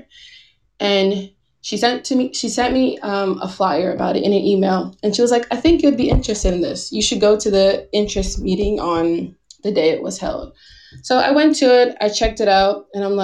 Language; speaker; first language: English; native; English